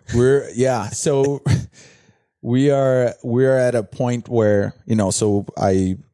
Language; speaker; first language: English; non-native, fluent; Portuguese